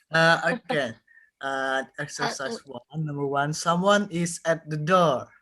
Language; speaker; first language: English; non-native, learner; Indonesian